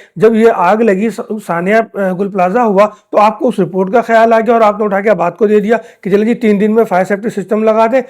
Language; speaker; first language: Urdu; native; Urdu